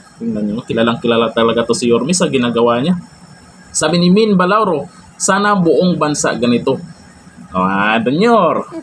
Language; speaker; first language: Filipino; native; Filipino